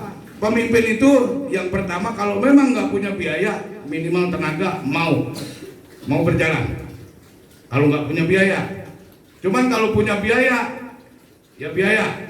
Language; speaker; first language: Indonesian; native; Indonesian